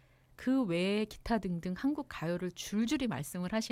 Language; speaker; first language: Korean; native; Korean